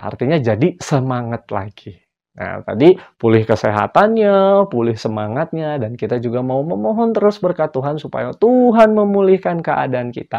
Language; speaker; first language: Indonesian; native; Indonesian